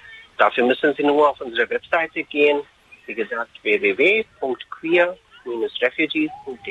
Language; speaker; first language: German; non-native, fluent; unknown